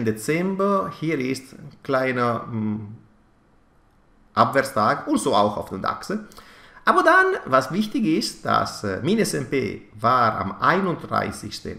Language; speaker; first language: German; non-native, fluent; Italian